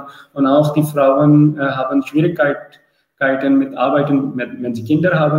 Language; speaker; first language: German; non-native, learner; Urdu